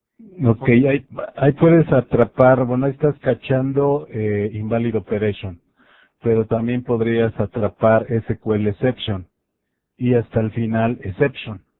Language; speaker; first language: Spanish; native; Spanish